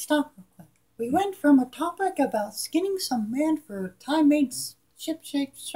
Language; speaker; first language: English; native; English